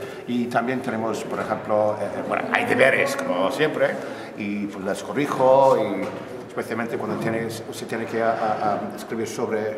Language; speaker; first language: Spanish; non-native, fluent; English